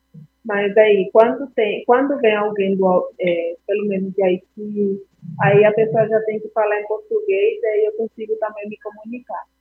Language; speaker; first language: Portuguese; non-native, fluent; Spanish